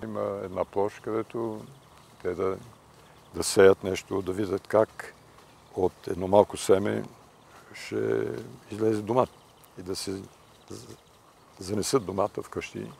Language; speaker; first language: Bulgarian; early bilingual, heritage; Bulgarian